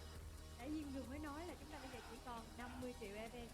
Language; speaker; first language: Vietnamese; native; Vietnamese